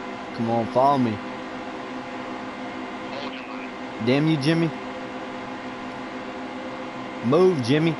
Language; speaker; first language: English; native; English